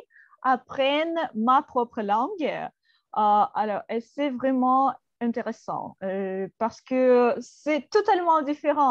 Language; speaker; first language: French; non-native, fluent; Russian